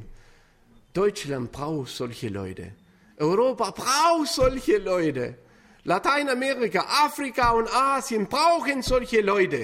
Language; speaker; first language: German; non-native, fluent; Spanish